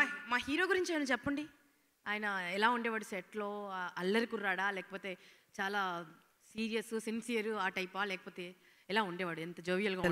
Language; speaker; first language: Telugu; native; Telugu